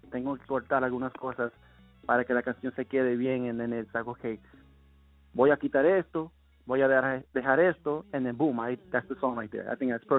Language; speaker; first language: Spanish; early bilingual, heritage; Spanish